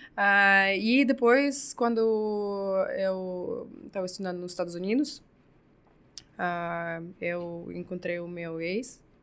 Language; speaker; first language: Portuguese; non-native, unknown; Russian